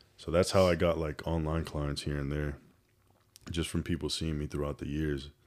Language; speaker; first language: English; native; English